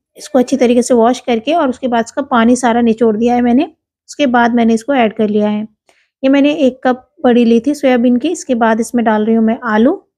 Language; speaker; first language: Hindi; native; Hindi